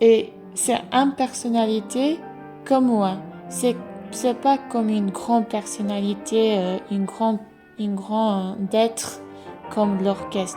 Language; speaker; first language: French; non-native, fluent; English